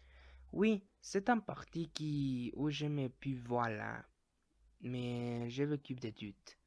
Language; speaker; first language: French; non-native, learner; Spanish